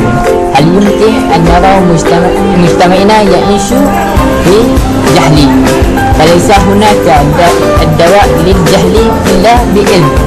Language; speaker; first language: Arabic; non-native, learner; Malay